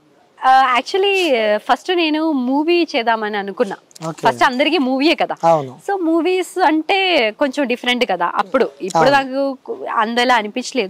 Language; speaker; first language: Telugu; non-native, fluent; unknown